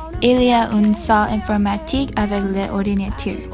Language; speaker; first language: French; non-native, learner; English